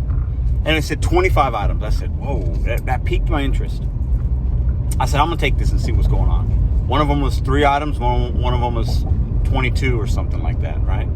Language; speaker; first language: English; native; English